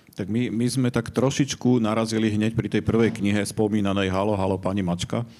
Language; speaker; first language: Slovak; native; Slovak